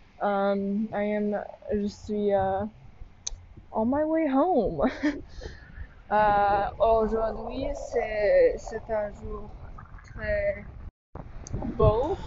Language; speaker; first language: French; non-native, learner; English